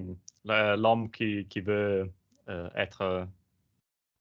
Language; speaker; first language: French; non-native, learner; Italian